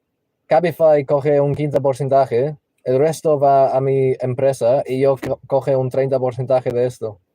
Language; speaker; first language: Spanish; non-native, learner; English